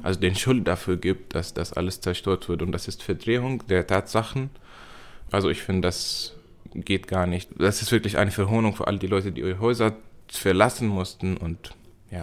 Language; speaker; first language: German; non-native, fluent; Arabic